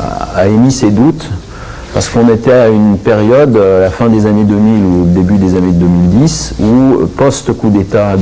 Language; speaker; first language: French; native; French